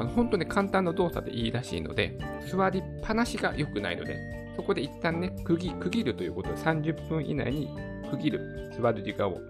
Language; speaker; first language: Japanese; native; Japanese